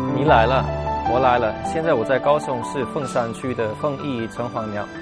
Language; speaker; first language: Chinese; non-native, fluent; German